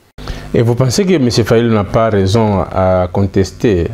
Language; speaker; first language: French; non-native, local second language; Lingala